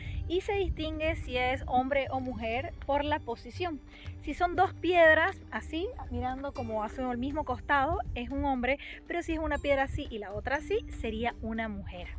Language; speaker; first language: Spanish; native; Spanish